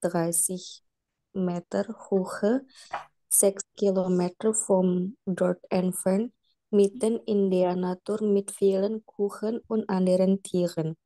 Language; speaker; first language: German; non-native, learner; Indonesian